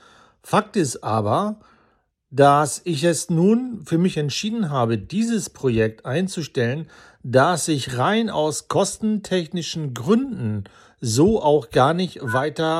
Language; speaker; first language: German; native; German